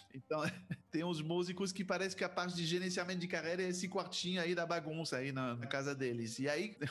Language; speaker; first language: Portuguese; non-native, fluent; French